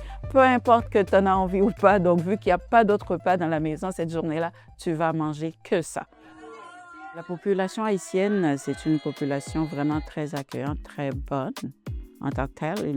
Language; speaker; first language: French; non-native, local second language; Haitian Creole